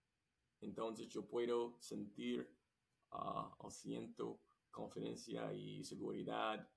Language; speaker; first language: Spanish; non-native, learner; English